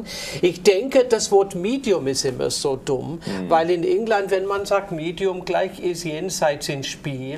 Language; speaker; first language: German; non-native, fluent; English